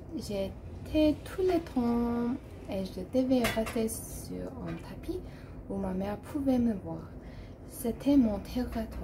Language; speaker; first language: French; non-native, learner; English